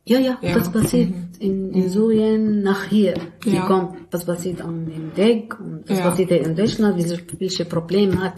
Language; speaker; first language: German; non-native, learner; Arabic